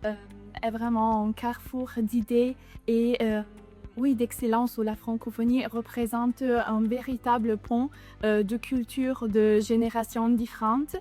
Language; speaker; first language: French; non-native, local second language; Italian